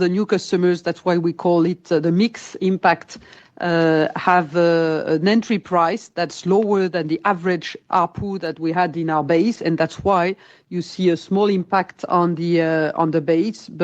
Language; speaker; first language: English; non-native, fluent; French